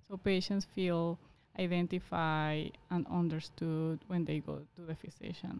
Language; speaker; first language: English; non-native, fluent; Spanish